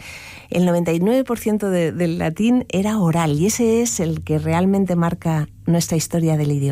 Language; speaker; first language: Spanish; native; Spanish